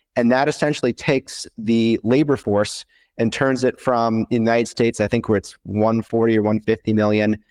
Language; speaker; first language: English; native; English